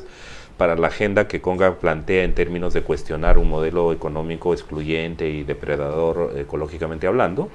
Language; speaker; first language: Spanish; native; Spanish